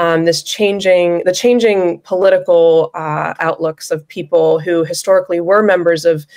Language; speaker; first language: English; native; English